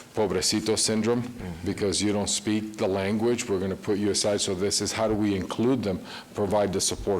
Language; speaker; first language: English; early bilingual, other home language; Spanish